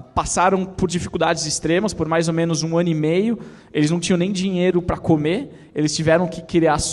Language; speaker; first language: Portuguese; native; Portuguese